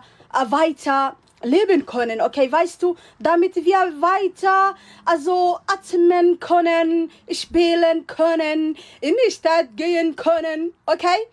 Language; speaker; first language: German; non-native, fluent; Somali